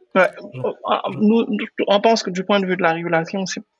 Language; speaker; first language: French; non-native, local second language; Wolof